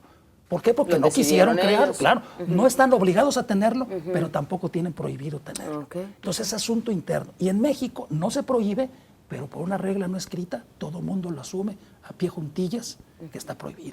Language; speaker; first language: Spanish; native; Spanish